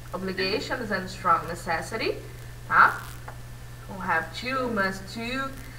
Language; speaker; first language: English; non-native, fluent; Portuguese